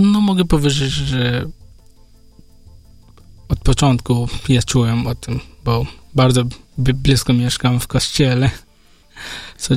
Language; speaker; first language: Polish; non-native, learner; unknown